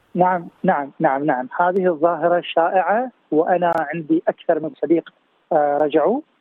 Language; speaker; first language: Arabic; native; Arabic